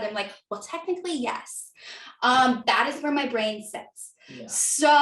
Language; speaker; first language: English; native; English